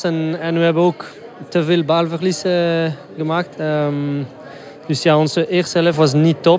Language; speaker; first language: Dutch; non-native, local second language; French